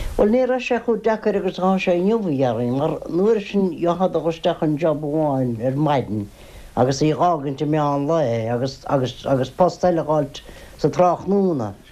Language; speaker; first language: Irish; native; Irish